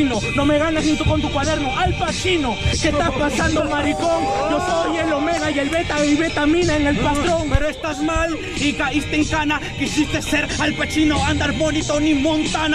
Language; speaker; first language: Spanish; native; Spanish